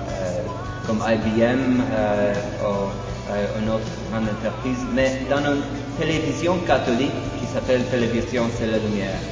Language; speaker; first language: French; non-native, fluent; Polish